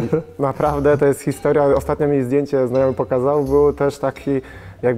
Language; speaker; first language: Polish; native; Polish